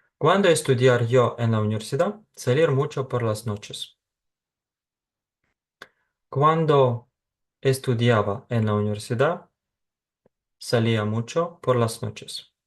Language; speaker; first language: Spanish; non-native, fluent; Ukrainian